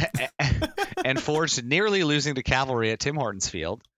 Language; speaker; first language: English; native; English